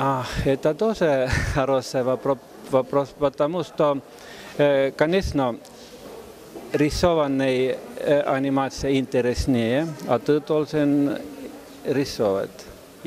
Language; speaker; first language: Russian; non-native, fluent; Estonian